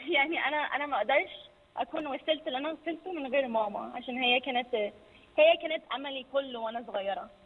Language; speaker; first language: Arabic; early bilingual, heritage; Arabic